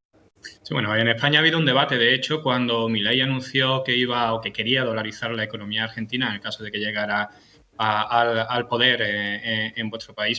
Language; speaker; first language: Spanish; native; Spanish